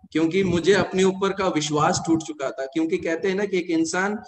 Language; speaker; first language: Hindi; non-native, local second language; Telugu